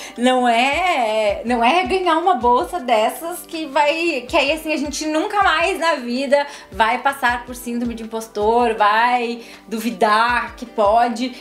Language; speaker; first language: Portuguese; native; Portuguese